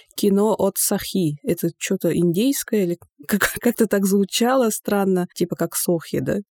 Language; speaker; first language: Russian; non-native, local second language; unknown